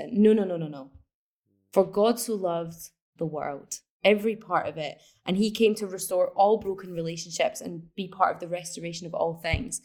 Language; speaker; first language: English; native; English